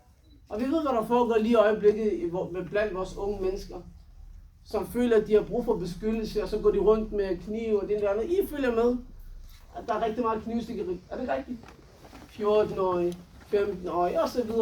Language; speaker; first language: Danish; early bilingual, other home language; Somali